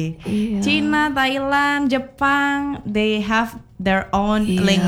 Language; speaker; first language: English; non-native, learner; Indonesian